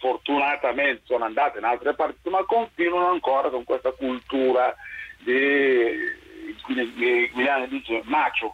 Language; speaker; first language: Italian; non-native, fluent; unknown